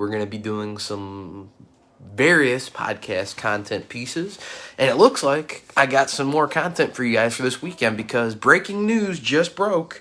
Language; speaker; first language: English; native; English